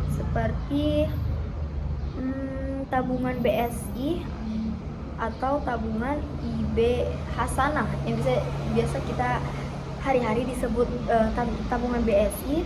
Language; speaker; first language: Indonesian; native; Indonesian